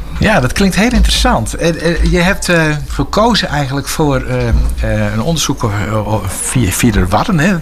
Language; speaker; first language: Dutch; native; Dutch